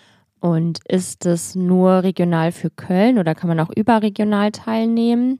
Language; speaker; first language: German; native; German